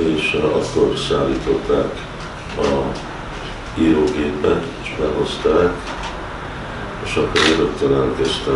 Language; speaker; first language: Hungarian; early bilingual, heritage; Hungarian